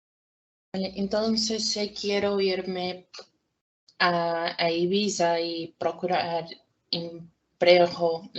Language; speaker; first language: Spanish; non-native, fluent; Portuguese